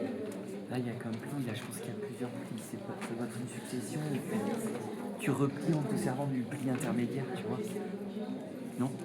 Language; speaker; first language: French; native; French